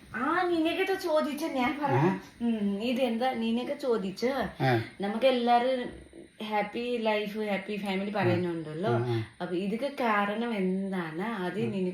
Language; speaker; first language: Malayalam; non-native, learner; Nepali